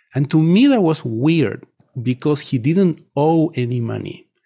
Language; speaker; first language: English; non-native, fluent; Spanish